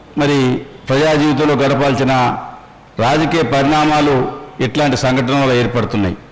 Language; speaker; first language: Telugu; native; Telugu